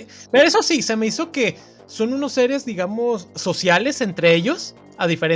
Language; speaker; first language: Spanish; native; Spanish